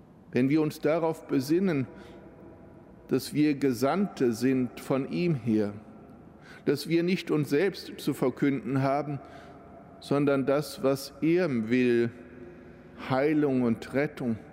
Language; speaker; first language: German; native; German